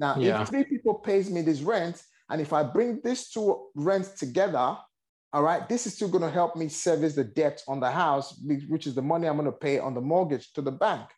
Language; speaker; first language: English; non-native, local second language; Yoruba